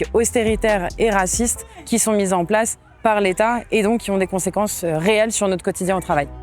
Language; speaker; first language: French; native; French